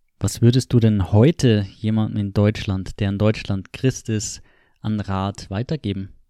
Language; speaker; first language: German; native; German